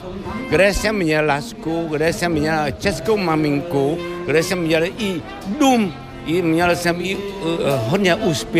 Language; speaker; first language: Czech; non-native, fluent; Vietnamese